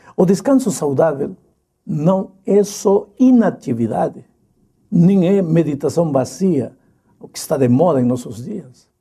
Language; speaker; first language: Portuguese; non-native, fluent; Spanish